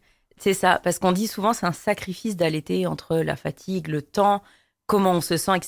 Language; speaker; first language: French; native; French